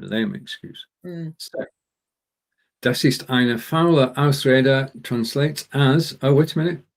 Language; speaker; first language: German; non-native, learner; English